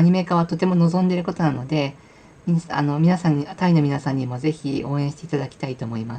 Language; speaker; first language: Japanese; native; Japanese